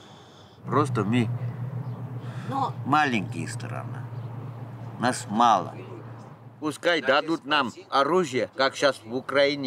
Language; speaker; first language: Russian; non-native, local second language; Armenian